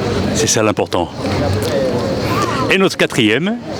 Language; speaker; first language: French; native; French